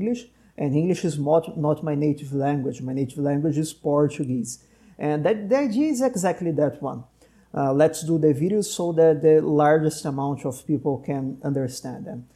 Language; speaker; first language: English; non-native, fluent; Portuguese